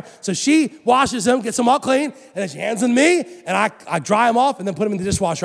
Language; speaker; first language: English; native; English